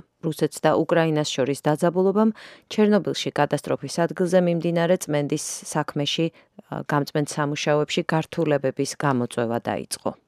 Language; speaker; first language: Georgian; native; Georgian